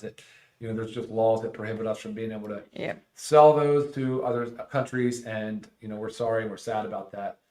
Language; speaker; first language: English; native; English